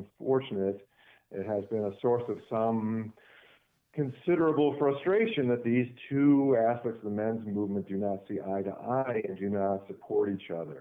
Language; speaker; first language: English; native; English